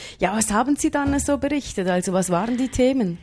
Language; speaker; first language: German; native; German